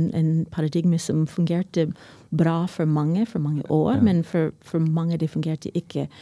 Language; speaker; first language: Norwegian; non-native, fluent; English